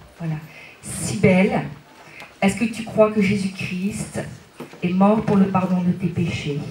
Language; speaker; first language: French; native; French